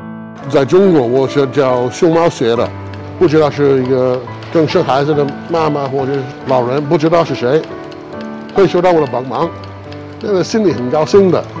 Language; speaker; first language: Chinese; non-native, learner; English